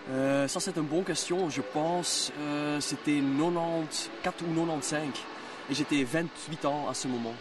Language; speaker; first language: French; non-native, local second language; Dutch